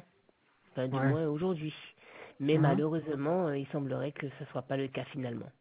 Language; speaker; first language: French; native; French